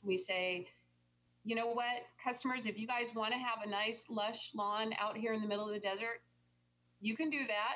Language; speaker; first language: English; native; English